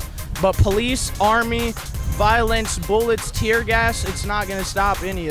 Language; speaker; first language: English; native; English